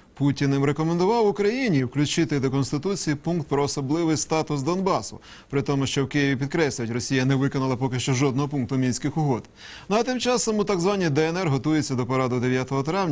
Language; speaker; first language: Ukrainian; native; Ukrainian